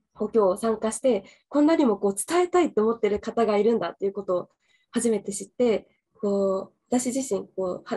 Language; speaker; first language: Japanese; native; Japanese